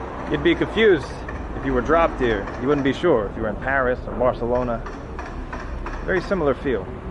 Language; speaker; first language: English; native; English